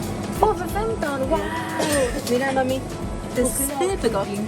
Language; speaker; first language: Swedish; early bilingual, other home language; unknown